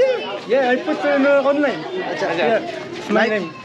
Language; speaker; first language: English; non-native, learner; French